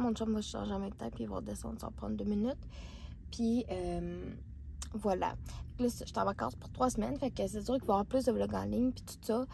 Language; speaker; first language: French; native; French